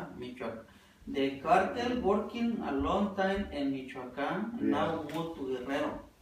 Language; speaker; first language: English; non-native, learner; Spanish